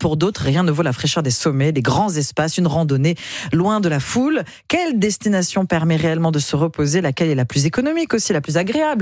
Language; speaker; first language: French; native; French